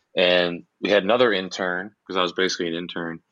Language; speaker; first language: English; native; English